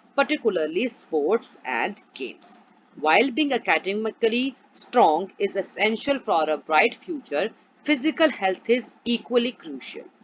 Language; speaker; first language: English; non-native, local second language; Punjabi